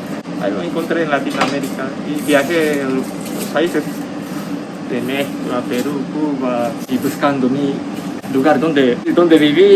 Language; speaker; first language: Spanish; non-native, fluent; Japanese